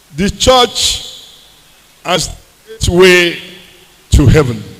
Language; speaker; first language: English; non-native, local second language; Yoruba